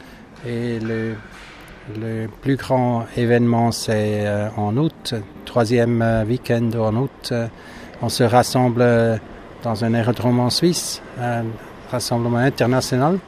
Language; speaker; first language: French; non-native, fluent; German